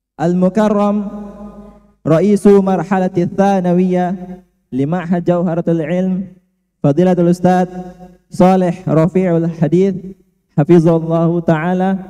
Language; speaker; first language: Arabic; non-native, learner; Indonesian